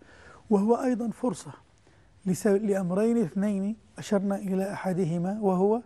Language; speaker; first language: Arabic; native; Arabic